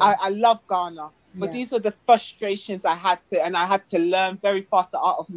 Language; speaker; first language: English; native; English